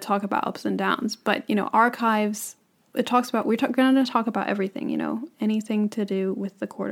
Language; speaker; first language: English; non-native, local second language; Cantonese